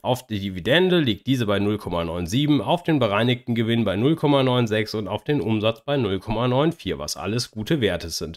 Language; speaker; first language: German; native; German